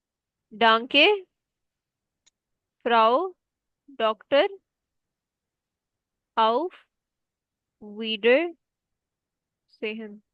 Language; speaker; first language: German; non-native, fluent; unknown